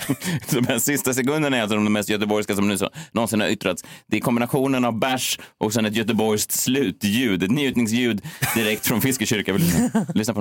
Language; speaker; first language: Swedish; native; Swedish